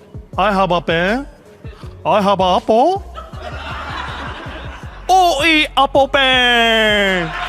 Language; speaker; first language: English; non-native, learner; Japanese